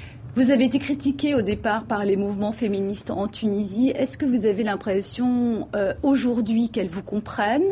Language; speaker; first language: French; native; French